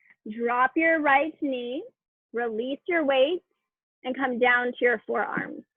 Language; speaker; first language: English; native; English